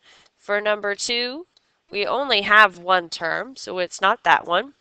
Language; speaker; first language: English; native; English